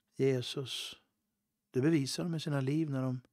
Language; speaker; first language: Swedish; native; Swedish